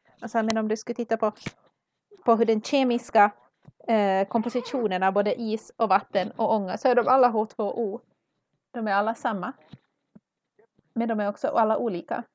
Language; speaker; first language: Swedish; non-native, learner; English